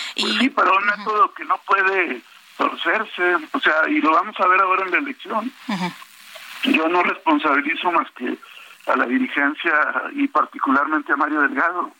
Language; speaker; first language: Spanish; native; Spanish